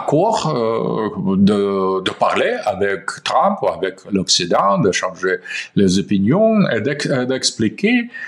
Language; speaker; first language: French; non-native, fluent; Russian